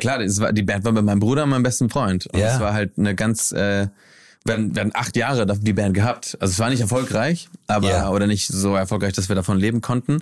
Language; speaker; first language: German; early bilingual, heritage; German